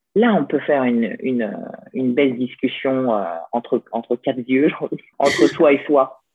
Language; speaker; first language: French; native; French